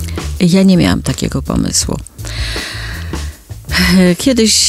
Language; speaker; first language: Polish; native; Polish